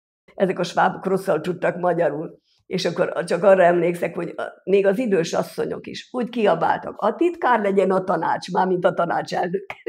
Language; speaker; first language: Hungarian; native; Hungarian